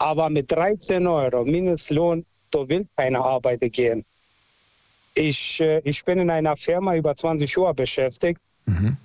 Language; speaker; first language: German; non-native, local second language; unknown